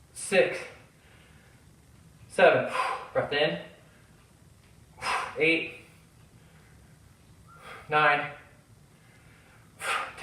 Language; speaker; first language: English; native; English